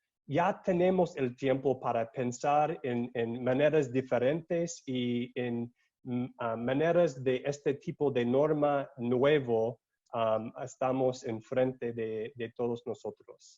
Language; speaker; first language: Spanish; non-native, learner; English